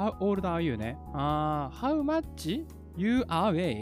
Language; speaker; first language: English; non-native, learner; Japanese